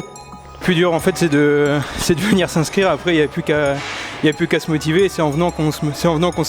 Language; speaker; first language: French; native; French